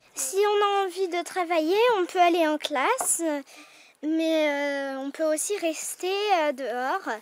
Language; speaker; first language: French; native; French